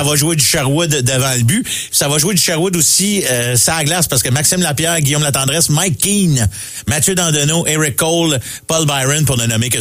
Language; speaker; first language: French; native; French